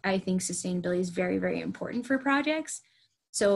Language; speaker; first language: English; native; English